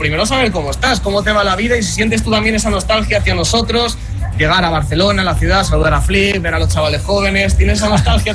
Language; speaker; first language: Spanish; native; Spanish